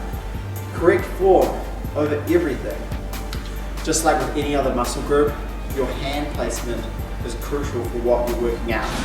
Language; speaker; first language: English; native; English